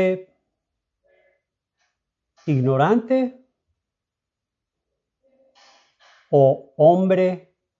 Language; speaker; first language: Spanish; early bilingual, heritage; Spanish